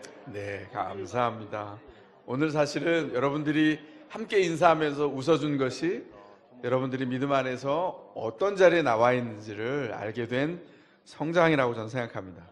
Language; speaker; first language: Korean; native; Korean